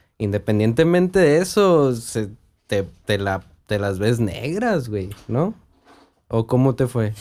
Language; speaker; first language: Spanish; native; Spanish